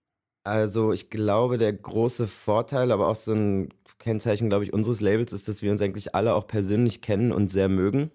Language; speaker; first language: German; native; German